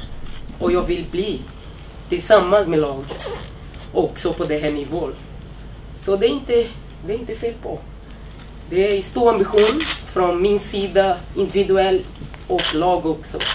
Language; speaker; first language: Swedish; non-native, fluent; Portuguese